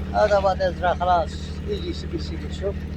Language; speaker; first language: Arabic; non-native, learner; Bangla